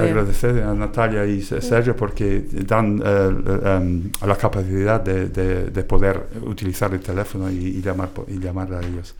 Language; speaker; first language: Spanish; non-native, fluent; English